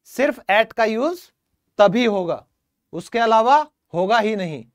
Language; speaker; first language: Hindi; native; Hindi